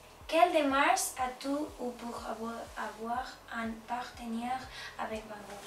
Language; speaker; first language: French; non-native, learner; English